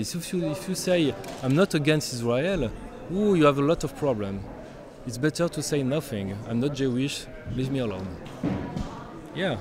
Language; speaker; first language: English; non-native, learner; French